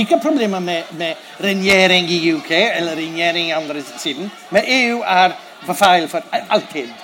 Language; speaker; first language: Norwegian; non-native, learner; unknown